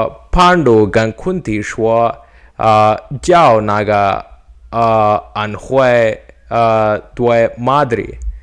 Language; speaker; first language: Chinese; non-native, learner; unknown